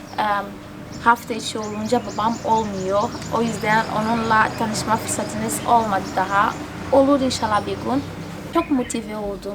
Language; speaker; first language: Turkish; non-native, fluent; Portuguese